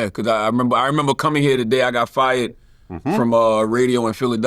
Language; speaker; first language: English; native; English